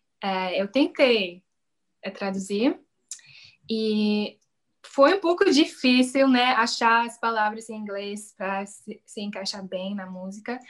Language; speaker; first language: Portuguese; non-native, fluent; English